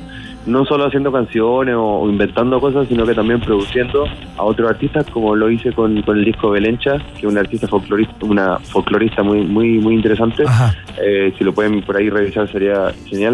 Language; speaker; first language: Spanish; native; Spanish